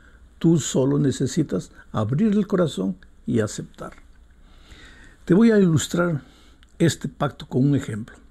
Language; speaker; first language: Spanish; native; Spanish